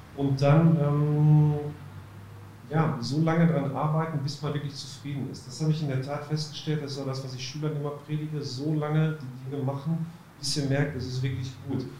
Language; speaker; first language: German; native; German